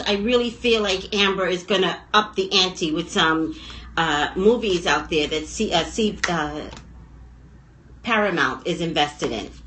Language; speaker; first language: English; native; English